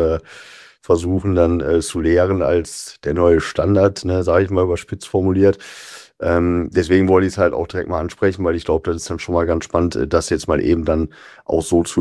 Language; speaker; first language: German; native; German